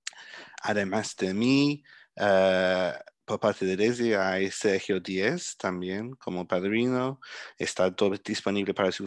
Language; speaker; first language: Spanish; early bilingual, heritage; Spanish